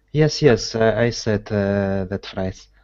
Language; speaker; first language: English; non-native, learner; Russian